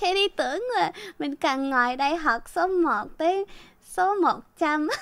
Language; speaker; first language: Vietnamese; early bilingual, heritage; Vietnamese